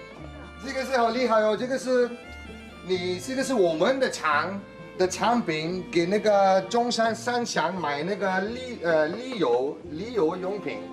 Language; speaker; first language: Chinese; non-native, fluent; Morisyen